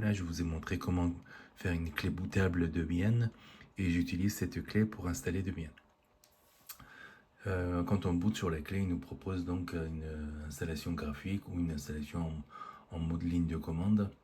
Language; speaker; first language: French; native; French